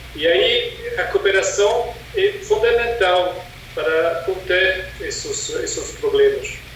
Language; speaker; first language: Portuguese; non-native, fluent; French